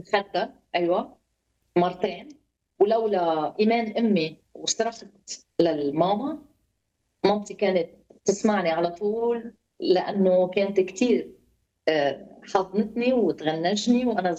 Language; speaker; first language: Arabic; native; Arabic